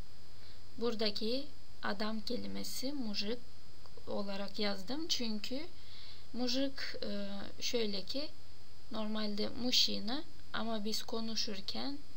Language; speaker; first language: Turkish; non-native, fluent; Russian